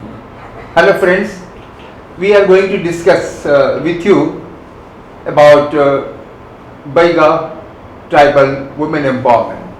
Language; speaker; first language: English; non-native, local second language; Bangla